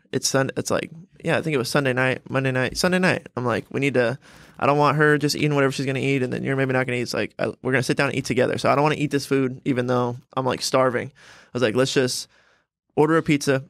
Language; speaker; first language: English; native; English